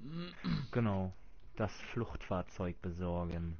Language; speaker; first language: German; native; German